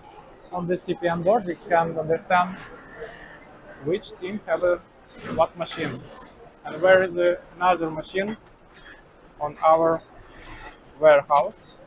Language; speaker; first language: English; non-native, learner; Ukrainian